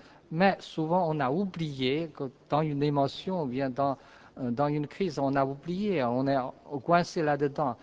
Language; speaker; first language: French; non-native, fluent; Chinese